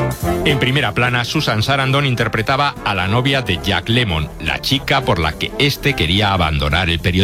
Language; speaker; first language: Spanish; native; Spanish